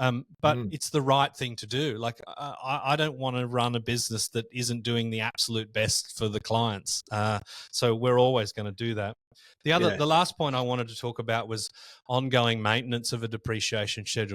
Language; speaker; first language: English; native; English